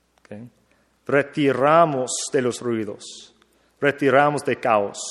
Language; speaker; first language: Spanish; non-native, learner; English